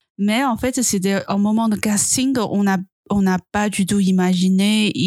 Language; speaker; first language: French; non-native, fluent; Chinese